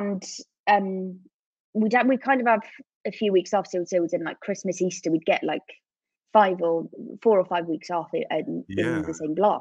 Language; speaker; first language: English; native; English